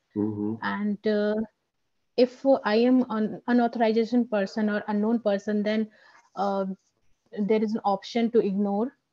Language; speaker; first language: English; non-native, local second language; Hindi